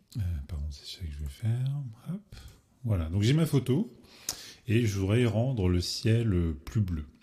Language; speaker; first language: French; native; French